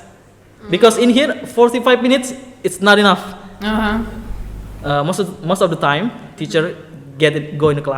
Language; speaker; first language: English; non-native, learner; Indonesian